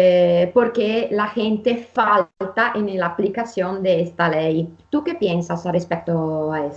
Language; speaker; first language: Spanish; non-native, fluent; Italian